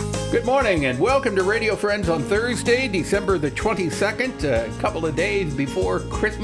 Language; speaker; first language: English; native; English